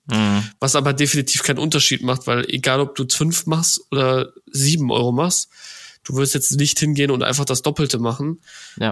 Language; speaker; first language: German; native; German